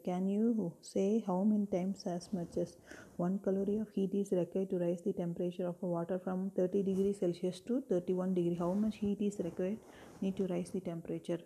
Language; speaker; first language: English; non-native, local second language; Tamil